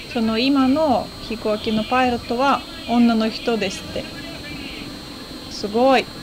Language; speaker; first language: Japanese; non-native, fluent; Russian